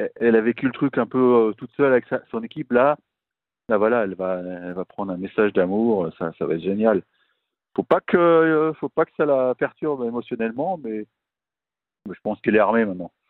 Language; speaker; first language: French; native; French